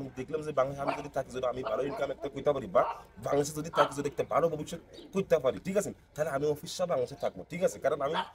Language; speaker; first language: Bangla; non-native, learner; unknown